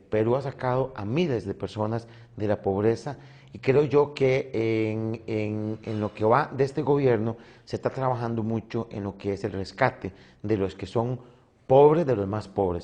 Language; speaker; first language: Spanish; native; Spanish